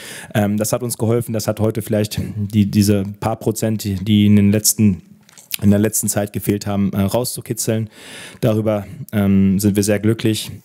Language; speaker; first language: German; native; German